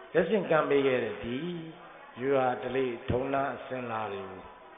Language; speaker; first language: Burmese; non-native, local second language; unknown